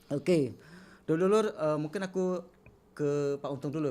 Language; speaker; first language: Indonesian; native; Indonesian